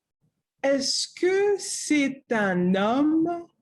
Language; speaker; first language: French; non-native, learner; English